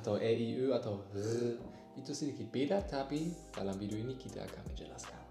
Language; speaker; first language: Indonesian; non-native, learner; German